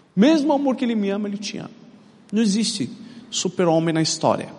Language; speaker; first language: Portuguese; non-native, fluent; Arabic